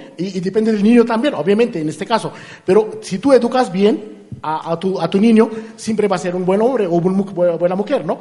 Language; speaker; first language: Spanish; non-native, fluent; Marathi